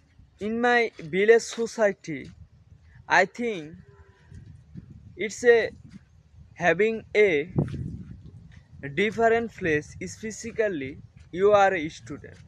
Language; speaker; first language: English; non-native, learner; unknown